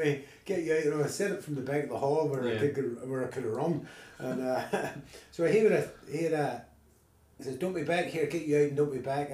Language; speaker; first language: English; native; English